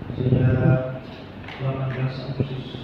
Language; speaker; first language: Indonesian; non-native, local second language; Sundanese